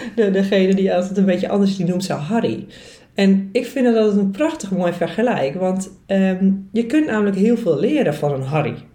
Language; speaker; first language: Dutch; native; Dutch